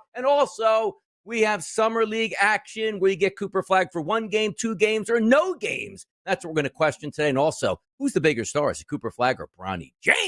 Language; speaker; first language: English; native; English